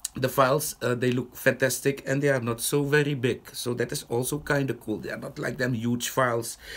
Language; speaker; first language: English; non-native, fluent; Dutch